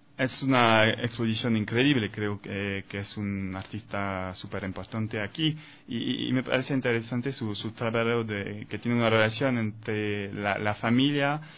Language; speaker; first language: Spanish; non-native, fluent; French